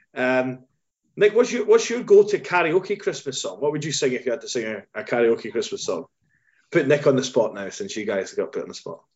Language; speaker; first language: English; native; English